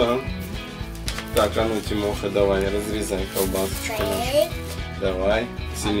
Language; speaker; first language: Russian; native; Russian